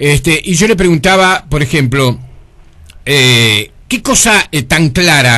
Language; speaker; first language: Spanish; native; Spanish